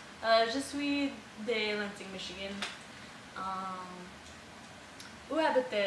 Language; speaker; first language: French; non-native, learner; English